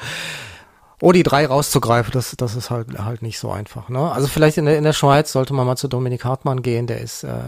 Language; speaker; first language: German; native; German